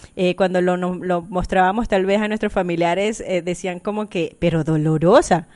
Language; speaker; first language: Spanish; native; Spanish